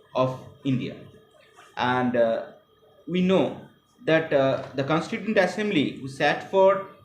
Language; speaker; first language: English; non-native, local second language; Bangla